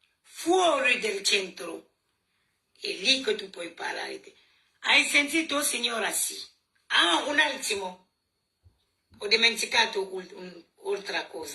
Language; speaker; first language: Italian; non-native, learner; French